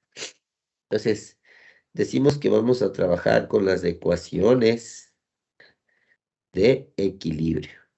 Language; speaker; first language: Spanish; native; Spanish